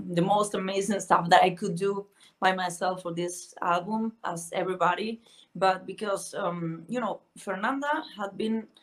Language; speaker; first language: English; non-native, fluent; Spanish